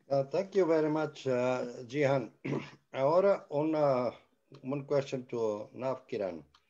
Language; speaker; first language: English; non-native, fluent; Portuguese